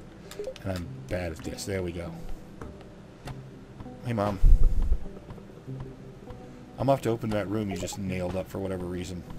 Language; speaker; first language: English; native; English